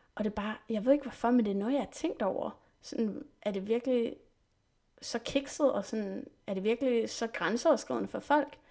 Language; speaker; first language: Danish; non-native, fluent; French